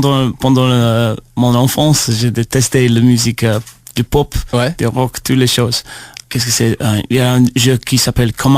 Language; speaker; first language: French; non-native, learner; English